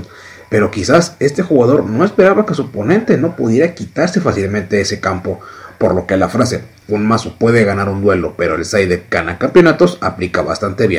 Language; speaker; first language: Spanish; native; Spanish